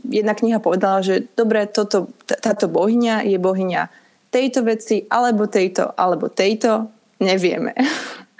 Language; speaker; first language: Slovak; native; Slovak